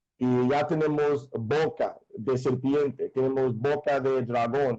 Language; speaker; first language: Spanish; non-native, fluent; English